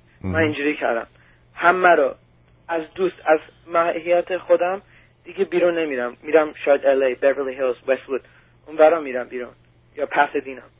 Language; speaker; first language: Persian; early bilingual, heritage; Persian